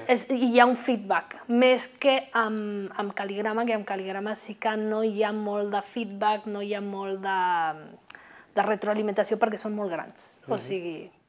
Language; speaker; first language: Catalan; non-native, fluent; Spanish